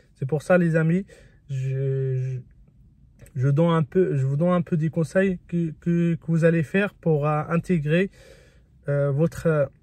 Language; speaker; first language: French; early bilingual, other home language; Spanish